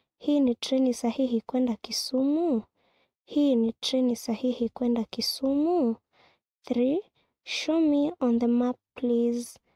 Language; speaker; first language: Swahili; non-native, local second language; Kikuyu